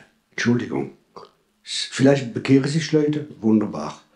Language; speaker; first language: German; non-native, fluent; French